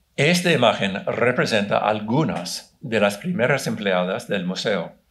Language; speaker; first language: Spanish; non-native, fluent; English